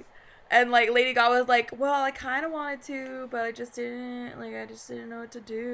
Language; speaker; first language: English; native; English